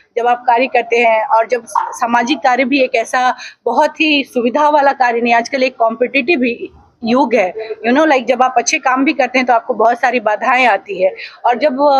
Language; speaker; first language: Hindi; native; Hindi